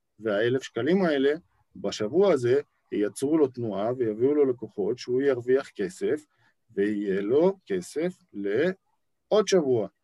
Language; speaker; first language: Hebrew; native; Hebrew